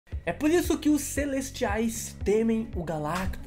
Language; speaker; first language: Portuguese; native; Portuguese